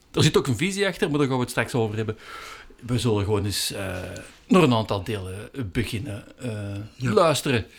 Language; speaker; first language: Dutch; native; Dutch